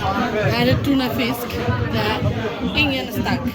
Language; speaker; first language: Swedish; non-native, learner; Bangla